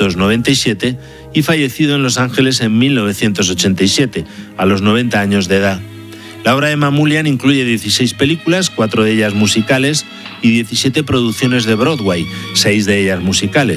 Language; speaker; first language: Spanish; native; Spanish